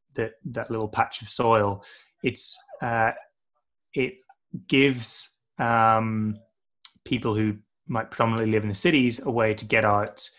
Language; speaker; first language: English; native; English